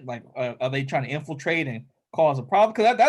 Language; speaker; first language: English; native; English